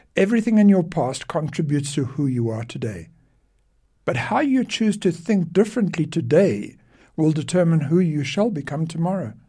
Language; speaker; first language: English; native; English